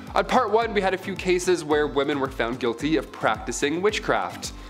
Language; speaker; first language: English; native; English